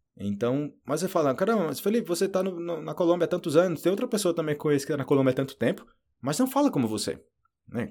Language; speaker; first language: Portuguese; native; Portuguese